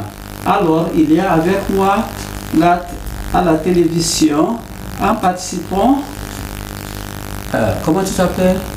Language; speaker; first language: French; non-native, fluent; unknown